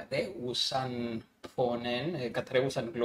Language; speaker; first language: Greek; non-native, fluent; Spanish